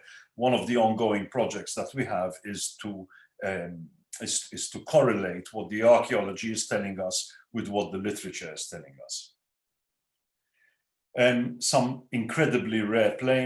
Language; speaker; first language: English; non-native, local second language; Maltese